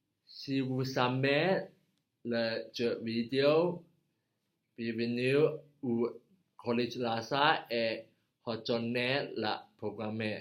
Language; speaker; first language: French; non-native, learner; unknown